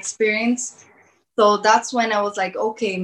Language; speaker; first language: English; early bilingual, other home language; Portuguese